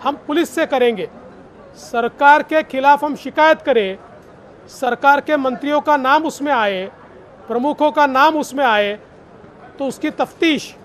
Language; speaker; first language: Hindi; non-native, local second language; Marathi